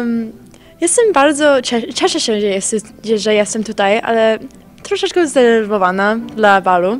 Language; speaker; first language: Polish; early bilingual, heritage; Polish